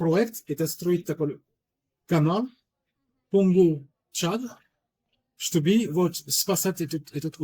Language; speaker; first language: Russian; non-native, learner; French